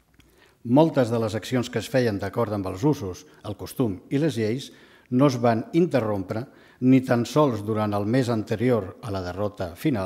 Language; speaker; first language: Catalan; native; Catalan